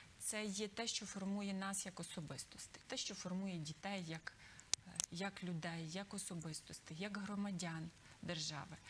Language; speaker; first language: Ukrainian; native; Ukrainian